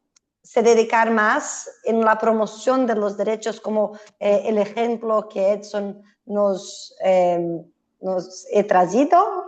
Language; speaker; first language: Spanish; non-native, fluent; Portuguese